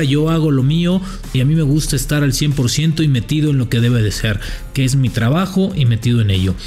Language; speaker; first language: Spanish; native; Spanish